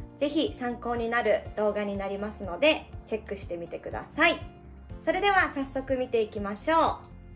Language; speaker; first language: Japanese; native; Japanese